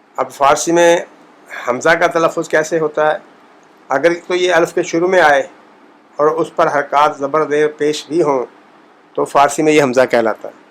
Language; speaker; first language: Urdu; native; Urdu